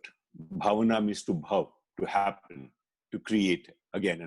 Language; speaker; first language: English; non-native, local second language; Hindi